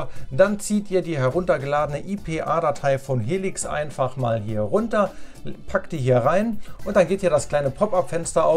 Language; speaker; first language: German; native; German